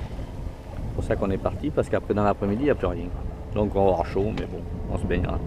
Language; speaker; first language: French; native; French